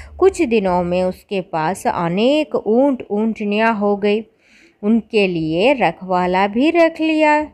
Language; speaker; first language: Hindi; non-native, local second language; Malayalam